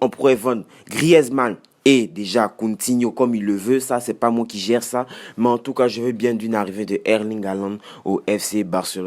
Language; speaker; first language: French; native; French